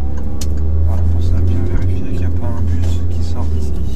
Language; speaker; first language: French; native; French